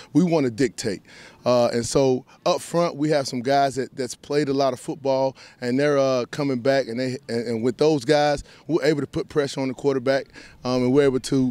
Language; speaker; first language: English; native; English